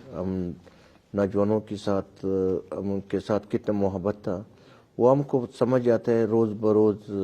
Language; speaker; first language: Urdu; non-native, local second language; Pashto